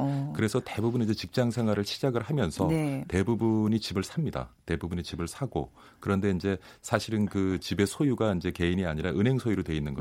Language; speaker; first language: Korean; native; Korean